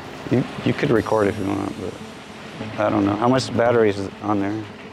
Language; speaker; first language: English; early bilingual, other home language; Spanish